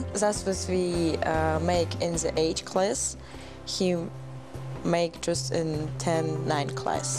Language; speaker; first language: English; non-native, learner; German